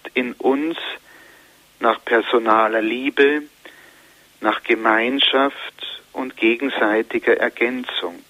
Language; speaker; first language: German; native; German